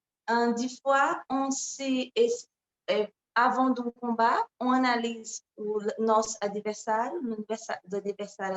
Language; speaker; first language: French; non-native, learner; Portuguese